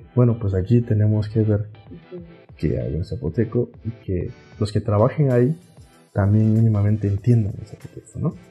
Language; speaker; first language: Spanish; non-native, local second language; Zapotec